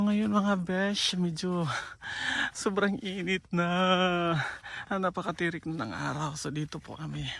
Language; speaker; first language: Filipino; non-native, local second language; Cebuano